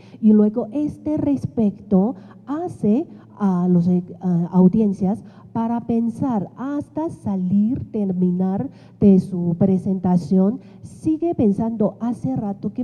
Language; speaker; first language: Spanish; non-native, fluent; Chinese